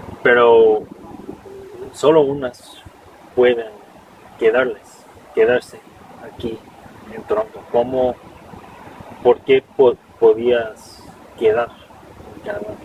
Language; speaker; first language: Spanish; non-native, fluent; English